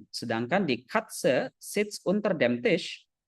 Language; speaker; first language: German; non-native, fluent; Indonesian